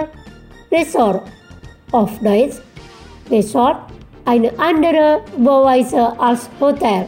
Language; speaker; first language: German; non-native, fluent; Indonesian